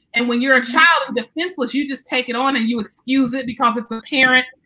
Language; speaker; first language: English; native; English